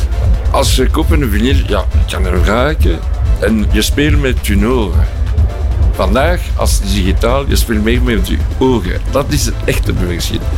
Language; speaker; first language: Dutch; non-native, local second language; French